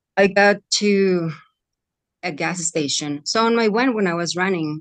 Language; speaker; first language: English; non-native, fluent; Spanish